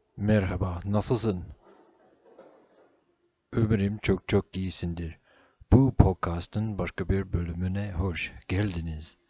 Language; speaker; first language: Turkish; non-native, fluent; English